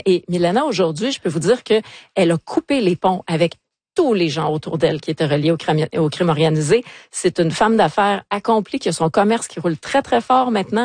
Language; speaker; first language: French; native; French